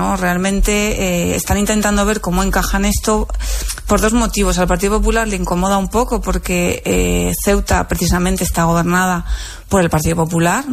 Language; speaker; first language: Spanish; native; Spanish